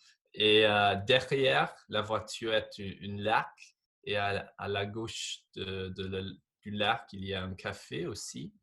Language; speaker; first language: French; non-native, fluent; English